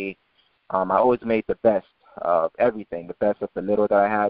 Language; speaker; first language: English; native; English